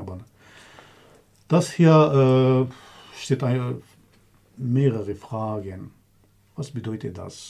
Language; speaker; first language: German; non-native, learner; Kurdish